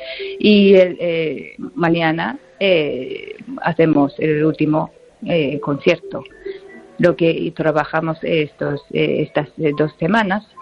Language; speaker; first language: Spanish; non-native, learner; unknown